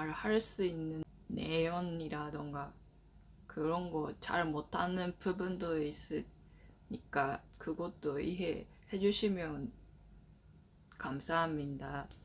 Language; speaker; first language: Korean; non-native, learner; Japanese